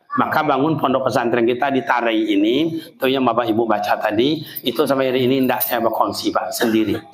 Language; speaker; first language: Malay; native; Malay